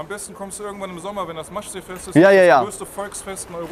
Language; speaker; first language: German; native; German